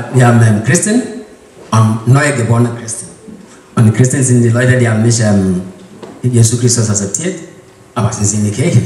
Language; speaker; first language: German; non-native, learner; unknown